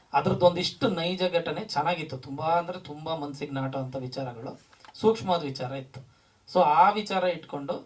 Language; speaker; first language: Kannada; native; Kannada